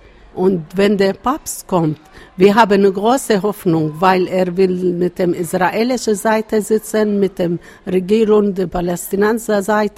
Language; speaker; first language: German; non-native, learner; Arabic